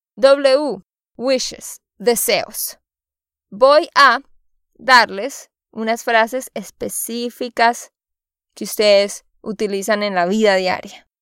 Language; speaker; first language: Spanish; native; Spanish